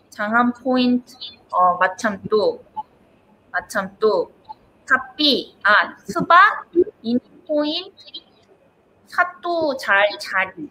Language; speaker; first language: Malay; non-native, learner; Korean